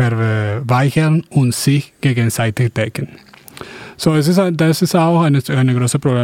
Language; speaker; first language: German; non-native, fluent; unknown